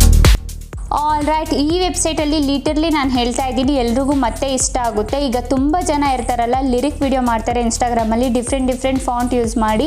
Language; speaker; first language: Kannada; native; Kannada